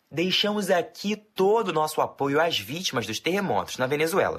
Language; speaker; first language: Portuguese; native; Portuguese